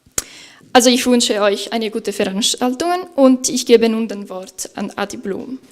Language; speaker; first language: German; non-native, fluent; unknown